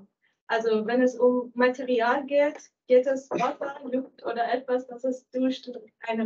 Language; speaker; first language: German; non-native, learner; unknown